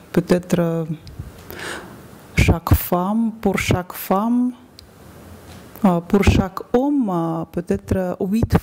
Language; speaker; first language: French; non-native, learner; Russian